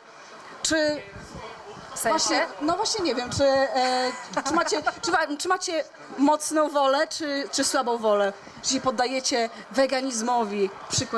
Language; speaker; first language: Polish; native; Polish